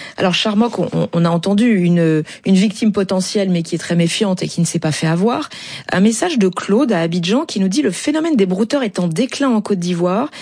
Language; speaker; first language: French; native; French